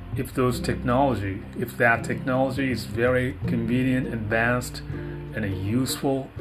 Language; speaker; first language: English; non-native, fluent; Japanese